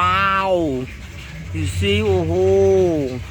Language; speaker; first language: English; non-native, learner; Indonesian